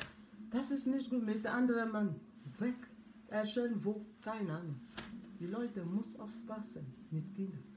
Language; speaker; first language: German; non-native, learner; French